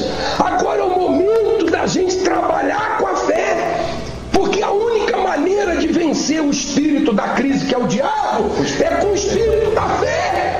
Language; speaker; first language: Portuguese; native; Portuguese